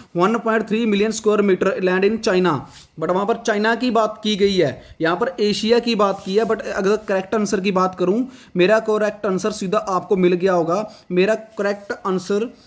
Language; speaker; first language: Hindi; non-native, local second language; Punjabi